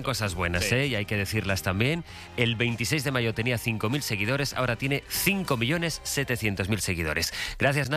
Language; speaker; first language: Spanish; native; Spanish